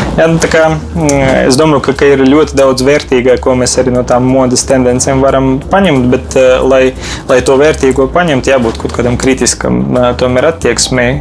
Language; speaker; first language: Latvian; non-native, local second language; Russian